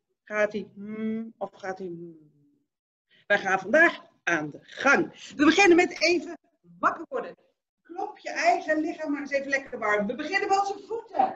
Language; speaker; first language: Dutch; native; Dutch